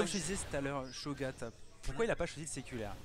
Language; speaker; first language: French; native; French